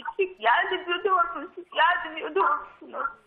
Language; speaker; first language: Turkish; non-native, learner; Russian